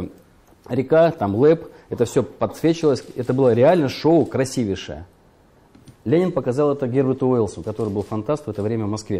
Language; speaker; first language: Russian; native; Russian